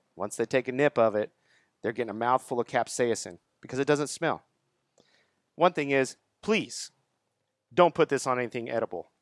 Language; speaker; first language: English; native; English